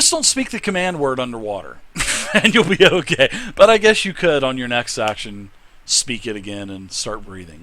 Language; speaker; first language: English; native; English